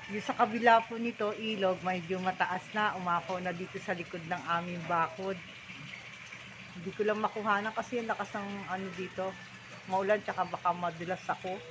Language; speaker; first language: Filipino; native; Filipino